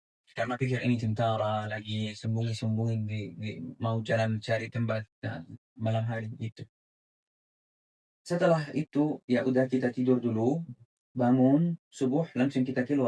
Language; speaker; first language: Indonesian; non-native, fluent; Arabic